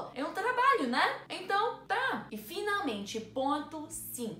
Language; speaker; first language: Portuguese; non-native, learner; English